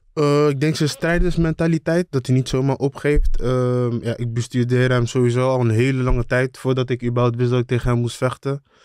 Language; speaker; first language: Dutch; early bilingual, other home language; Akan